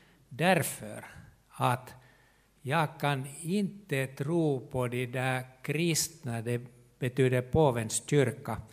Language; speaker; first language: Swedish; non-native, local second language; Finnish